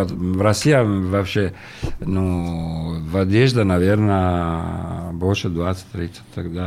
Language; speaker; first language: Russian; non-native, learner; Italian